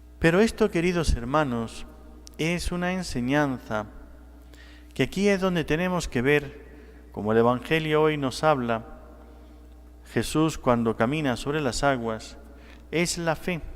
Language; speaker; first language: Spanish; native; Spanish